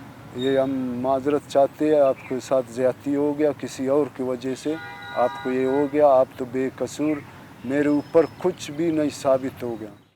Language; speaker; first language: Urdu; non-native, local second language; Baluchi